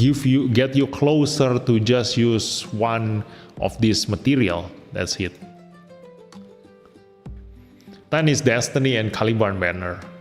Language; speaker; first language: English; non-native, fluent; Indonesian